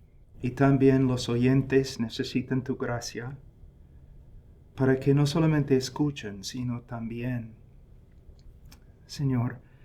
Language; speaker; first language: Spanish; non-native, fluent; English